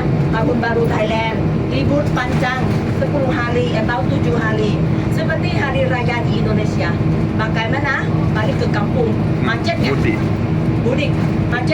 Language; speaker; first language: Indonesian; non-native, learner; Thai